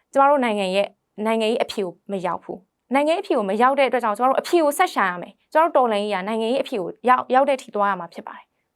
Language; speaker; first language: Burmese; native; Burmese